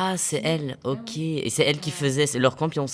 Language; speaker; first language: French; native; French